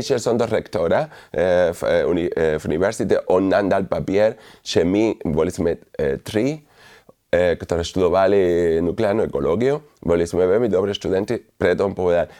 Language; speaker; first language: Slovak; non-native, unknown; Spanish